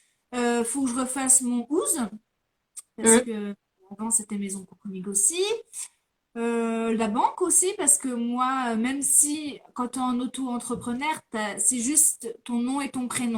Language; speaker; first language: French; native; French